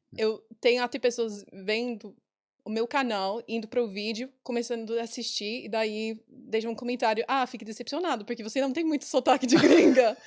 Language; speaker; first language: Portuguese; non-native, fluent; English